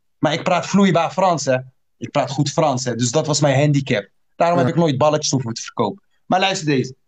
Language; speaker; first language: Dutch; early bilingual, other home language; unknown